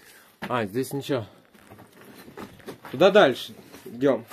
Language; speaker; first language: Russian; native; Russian